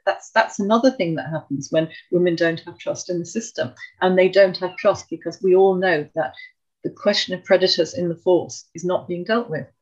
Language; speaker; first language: English; native; English